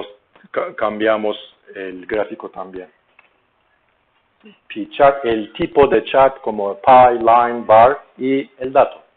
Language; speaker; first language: Spanish; non-native, learner; Turkish